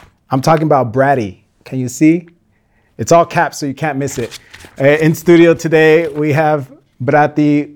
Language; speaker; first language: English; early bilingual, other home language; Spanish